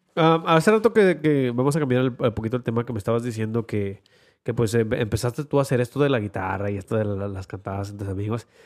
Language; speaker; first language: Spanish; early bilingual, heritage; Spanish